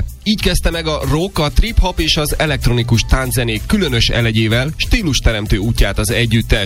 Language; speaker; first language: Hungarian; native; Hungarian